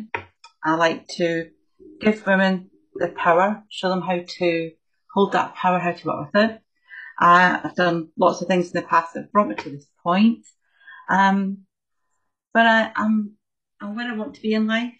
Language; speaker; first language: English; native; English